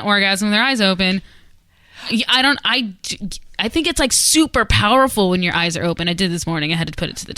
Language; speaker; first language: English; native; English